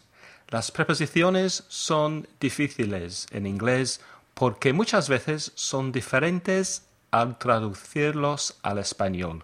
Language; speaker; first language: Spanish; non-native, fluent; English